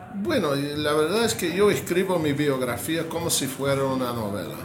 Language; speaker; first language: Spanish; non-native, fluent; English